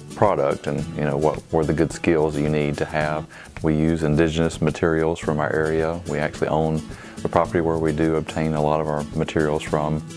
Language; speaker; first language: English; native; English